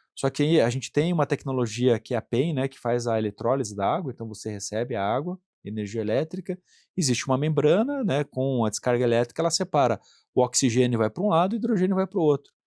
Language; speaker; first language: Portuguese; native; Portuguese